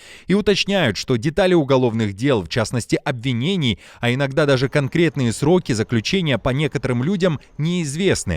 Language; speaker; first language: Russian; native; Russian